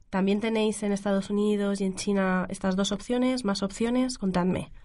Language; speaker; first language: Spanish; native; Spanish